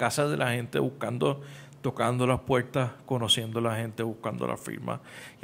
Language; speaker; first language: Spanish; native; Spanish